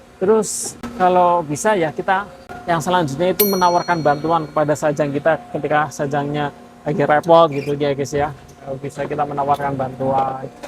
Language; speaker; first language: Indonesian; native; Indonesian